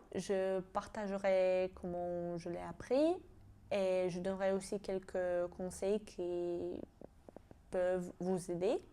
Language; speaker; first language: French; non-native, fluent; Georgian